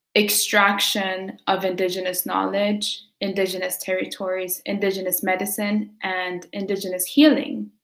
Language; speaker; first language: English; early bilingual, other home language; Quechua